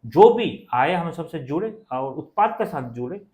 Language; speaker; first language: Hindi; non-native, local second language; Bangla